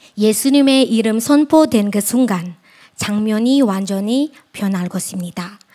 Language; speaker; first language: Korean; non-native, fluent; Indonesian